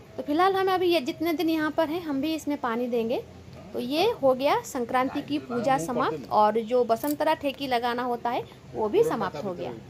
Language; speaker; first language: Hindi; non-native, local second language; Bangla